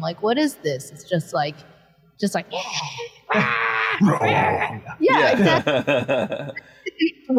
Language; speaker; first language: English; native; English